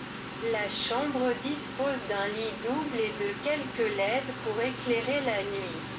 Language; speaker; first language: French; non-native, local second language; Haitian Creole